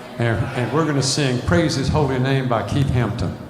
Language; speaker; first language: English; native; English